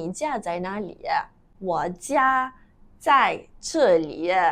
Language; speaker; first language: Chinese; non-native, fluent; Italian